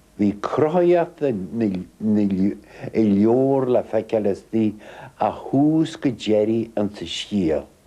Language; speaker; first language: Irish; native; Irish